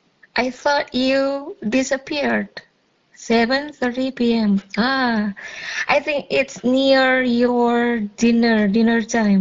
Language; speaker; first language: English; non-native, fluent; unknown